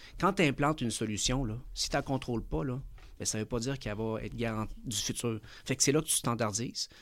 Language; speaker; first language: French; early bilingual, other home language; Spanish